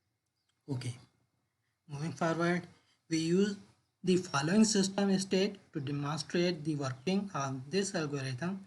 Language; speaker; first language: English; non-native, local second language; Urdu